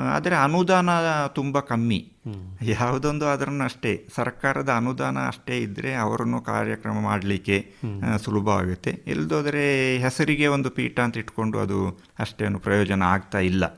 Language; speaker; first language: Kannada; non-native, local second language; Kodava